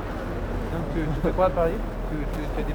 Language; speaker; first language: French; non-native, learner; Italian